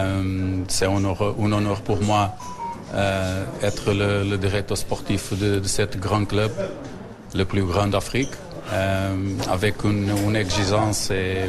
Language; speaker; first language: French; non-native, learner; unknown